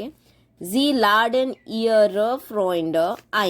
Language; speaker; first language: German; non-native, fluent; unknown